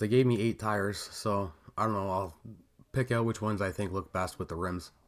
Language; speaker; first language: English; native; English